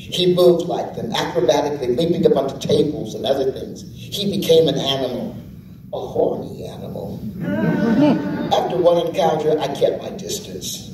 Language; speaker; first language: English; native; English